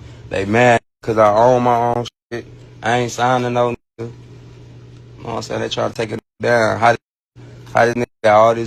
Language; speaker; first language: English; native; English